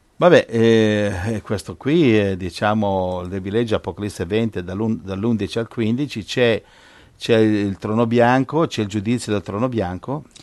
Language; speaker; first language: Italian; native; Italian